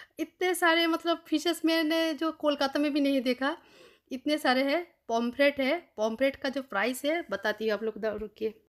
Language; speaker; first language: Hindi; non-native, local second language; Bangla